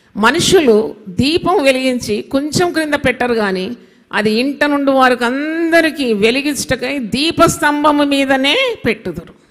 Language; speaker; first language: Telugu; non-native, local second language; Malayalam